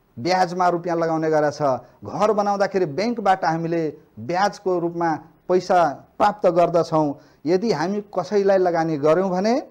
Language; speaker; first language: Nepali; non-native, local second language; Maithili